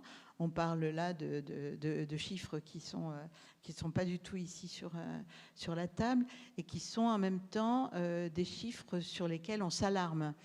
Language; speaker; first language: French; native; French